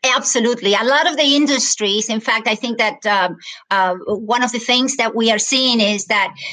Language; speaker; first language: English; non-native, fluent; Spanish